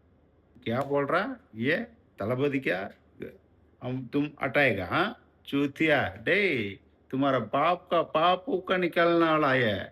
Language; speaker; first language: Hindi; non-native, local second language; Tamil